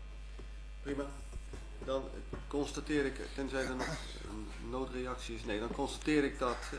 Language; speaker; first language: Dutch; native; Dutch